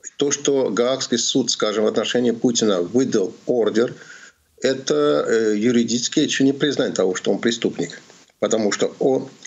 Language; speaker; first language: Russian; non-native, local second language; Azerbaijani